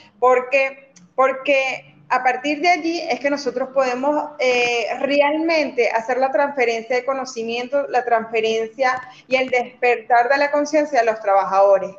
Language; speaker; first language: Spanish; native; Spanish